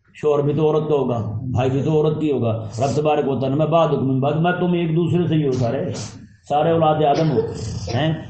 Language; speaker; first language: Urdu; non-native, local second language; Punjabi